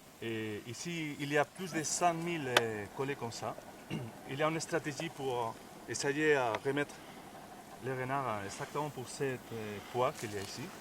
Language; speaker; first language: French; non-native, fluent; Spanish